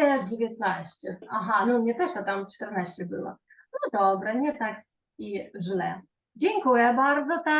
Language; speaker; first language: Polish; non-native, fluent; Ukrainian